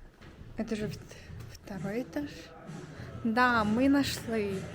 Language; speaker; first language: Russian; non-native, fluent; Mongolian